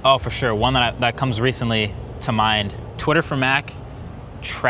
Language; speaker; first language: English; native; English